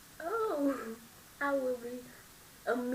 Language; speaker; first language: English; non-native, learner; Vietnamese